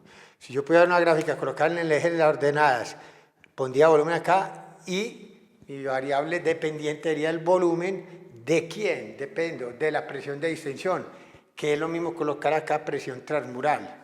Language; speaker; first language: Spanish; native; Spanish